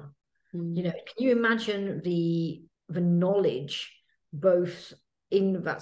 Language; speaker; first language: English; native; English